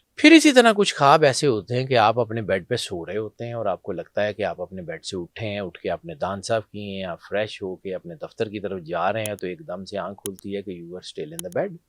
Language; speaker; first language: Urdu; non-native, local second language; Punjabi